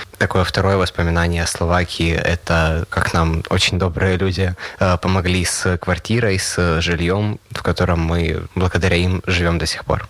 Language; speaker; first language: Russian; native; Russian